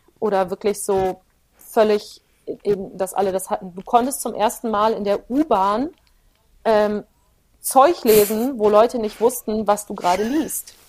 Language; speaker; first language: German; early bilingual, other home language; Plautdietsch